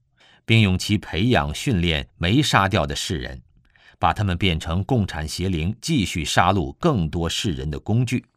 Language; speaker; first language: Chinese; native; Chinese